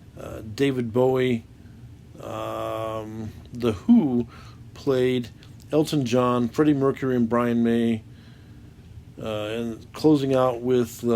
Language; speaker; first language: English; native; English